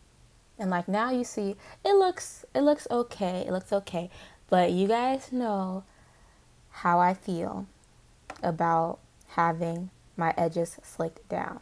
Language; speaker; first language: English; native; English